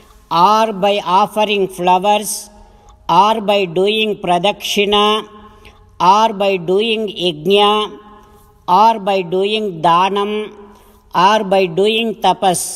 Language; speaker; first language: English; non-native, local second language; Telugu